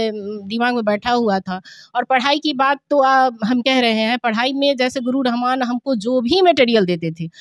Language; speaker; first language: Hindi; native; Hindi